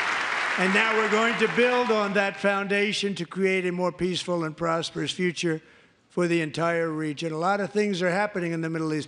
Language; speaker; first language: English; native; English